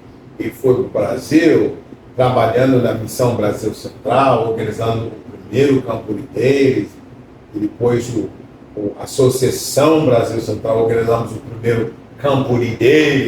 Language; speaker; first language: Portuguese; non-native, fluent; English